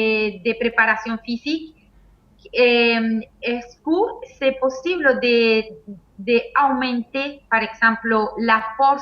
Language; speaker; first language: French; non-native, fluent; Spanish